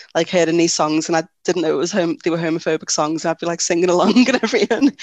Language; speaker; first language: English; native; English